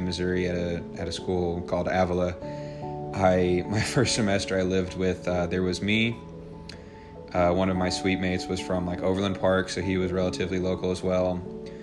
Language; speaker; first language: English; native; English